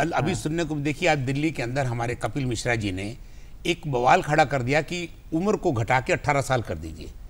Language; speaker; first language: Hindi; native; Hindi